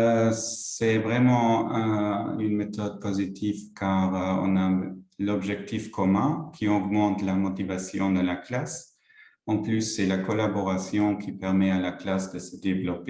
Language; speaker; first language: French; non-native, local second language; Luxembourgish